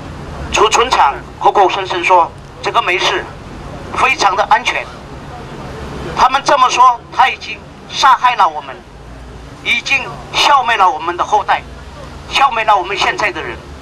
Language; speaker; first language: Chinese; non-native, local second language; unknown